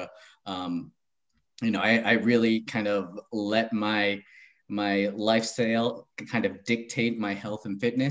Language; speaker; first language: English; native; English